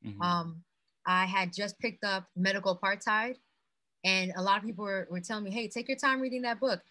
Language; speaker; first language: English; non-native, fluent; Haitian Creole